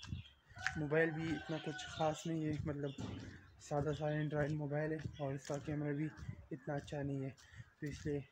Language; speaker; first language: Hindi; non-native, local second language; Pashto